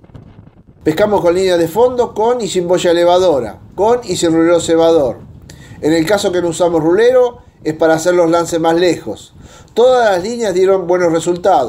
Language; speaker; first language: Spanish; native; Spanish